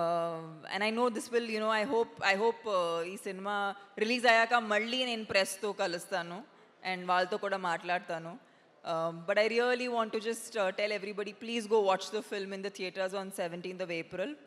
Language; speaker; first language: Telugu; non-native, fluent; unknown